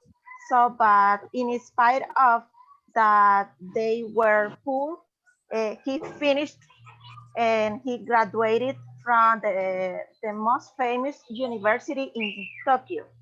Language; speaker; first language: English; non-native, learner; Spanish